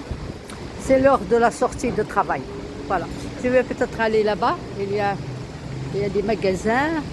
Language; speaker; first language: French; non-native, local second language; Arabic